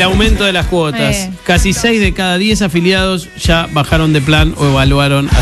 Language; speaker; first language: Spanish; native; Spanish